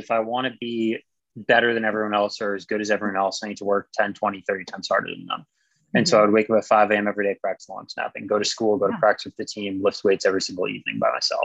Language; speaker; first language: English; native; English